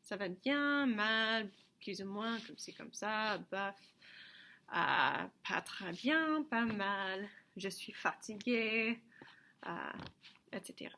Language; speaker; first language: French; non-native, fluent; English